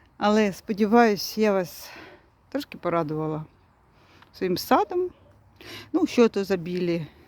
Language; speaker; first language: Ukrainian; native; Ukrainian